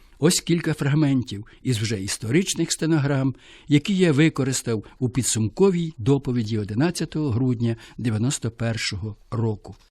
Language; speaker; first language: Ukrainian; native; Ukrainian